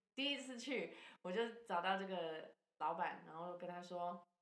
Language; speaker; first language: Chinese; non-native, fluent; English